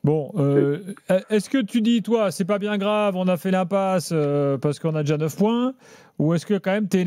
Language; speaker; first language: French; native; French